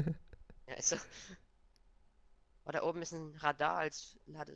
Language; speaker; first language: German; native; German